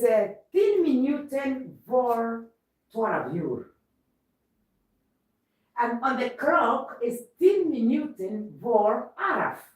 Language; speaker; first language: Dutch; non-native, learner; Kikuyu